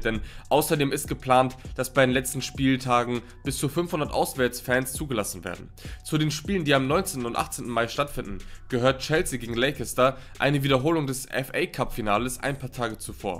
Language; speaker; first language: German; native; German